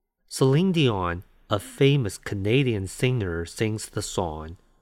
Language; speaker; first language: English; non-native, fluent; Chinese